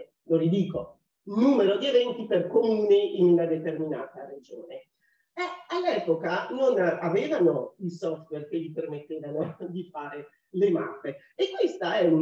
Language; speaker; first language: Italian; native; Italian